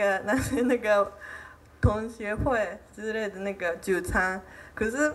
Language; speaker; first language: Chinese; non-native, fluent; Japanese